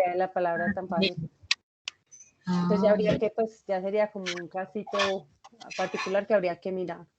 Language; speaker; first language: Spanish; native; Spanish